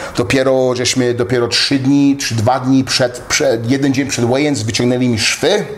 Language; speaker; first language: Polish; early bilingual, heritage; Polish